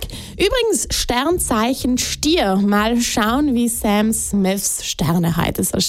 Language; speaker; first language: German; native; German